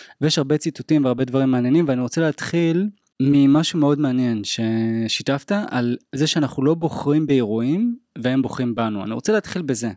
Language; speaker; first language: Hebrew; native; Hebrew